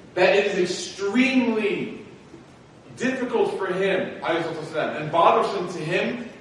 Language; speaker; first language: English; native; English